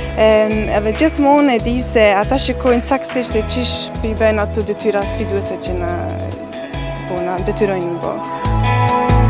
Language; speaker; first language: Albanian; early bilingual, heritage; Albanian